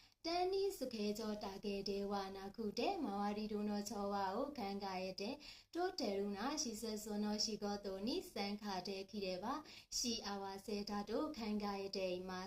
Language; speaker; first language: Japanese; non-native, learner; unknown